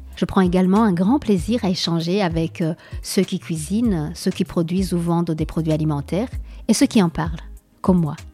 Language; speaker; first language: French; non-native, local second language; Kinyarwanda